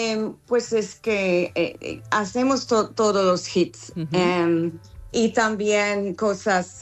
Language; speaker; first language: Spanish; non-native, fluent; English